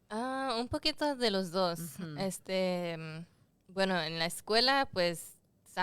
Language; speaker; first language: Spanish; early bilingual, heritage; Spanish